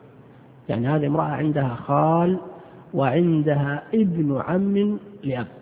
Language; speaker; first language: Arabic; native; Arabic